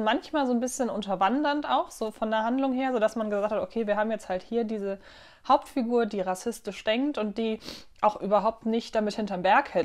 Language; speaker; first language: German; native; German